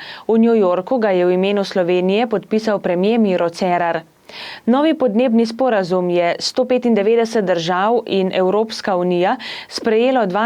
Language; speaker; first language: Slovenian; native; Slovenian